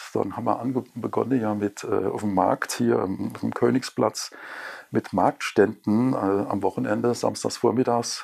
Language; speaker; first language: German; native; German